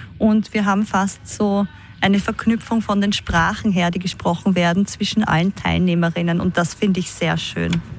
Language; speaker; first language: German; native; German